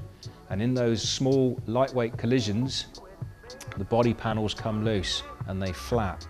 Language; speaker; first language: English; native; English